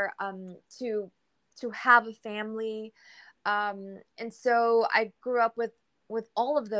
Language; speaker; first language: English; early bilingual, other home language; Spanish